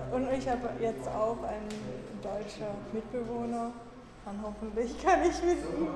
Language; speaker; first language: German; early bilingual, other home language; English